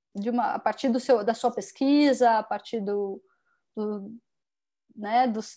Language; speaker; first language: Portuguese; native; Portuguese